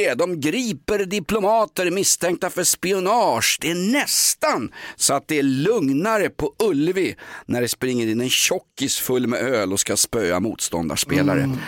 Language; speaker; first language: Swedish; native; Swedish